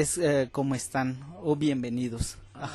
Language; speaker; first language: Spanish; non-native, local second language; Kʼicheʼ